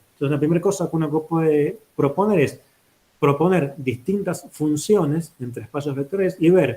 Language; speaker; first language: Spanish; native; Spanish